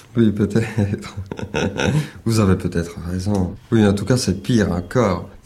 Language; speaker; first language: French; early bilingual, other home language; Spanish